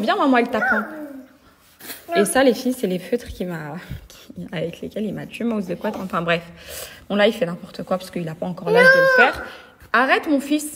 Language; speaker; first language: French; native; French